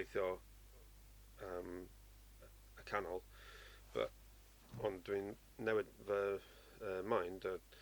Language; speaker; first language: Welsh; non-native, learner; English